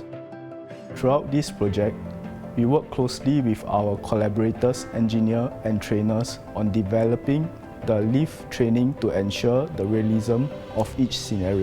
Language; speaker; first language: English; non-native, local second language; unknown